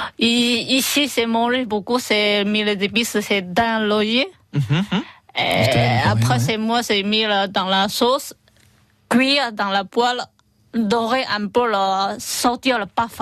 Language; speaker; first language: French; non-native, learner; Chinese